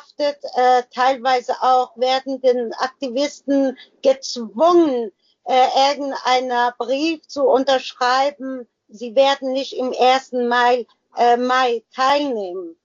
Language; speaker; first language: German; non-native, learner; Persian